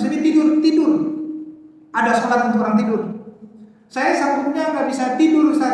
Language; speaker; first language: Indonesian; native; Indonesian